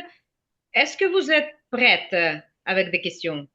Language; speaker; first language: French; non-native, fluent; Ukrainian